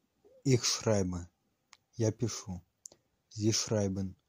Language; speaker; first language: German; non-native, learner; Russian